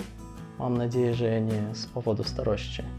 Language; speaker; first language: Polish; non-native, fluent; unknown